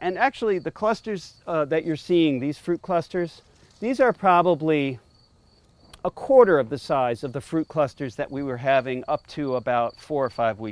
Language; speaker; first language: English; native; English